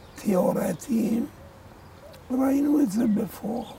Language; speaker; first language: Hebrew; non-native, fluent; Polish